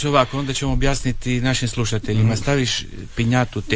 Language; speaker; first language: Serbian; native; Serbian